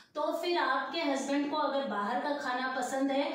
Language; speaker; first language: Hindi; non-native, local second language; Urdu